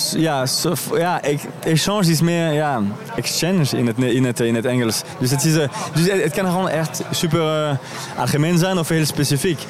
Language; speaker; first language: Dutch; non-native, fluent; French